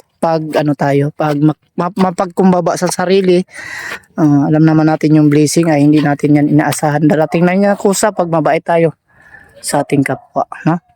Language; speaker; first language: Filipino; non-native, local second language; Cebuano